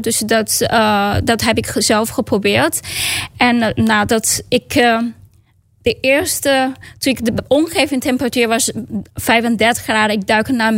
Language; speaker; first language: Dutch; non-native, learner; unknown